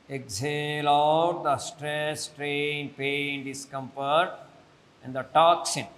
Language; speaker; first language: English; non-native, local second language; Kannada